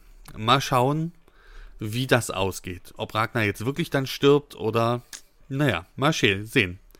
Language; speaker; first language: German; native; German